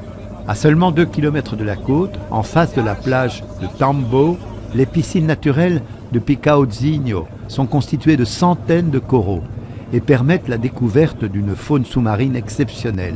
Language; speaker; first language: French; native; French